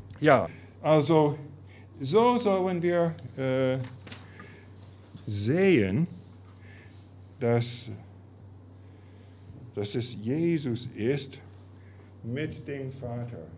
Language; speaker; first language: German; non-native, fluent; English